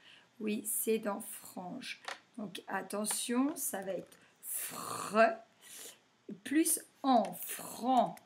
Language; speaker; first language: French; native; French